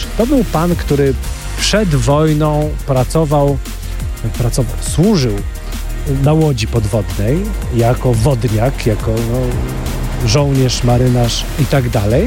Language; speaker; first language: Polish; native; Polish